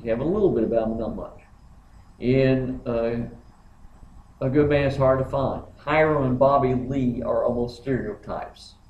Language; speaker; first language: English; native; English